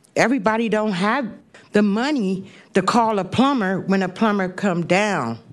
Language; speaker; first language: English; native; English